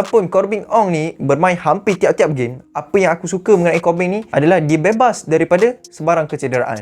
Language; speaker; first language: Malay; native; Malay